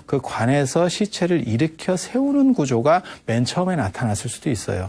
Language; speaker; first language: Korean; native; Korean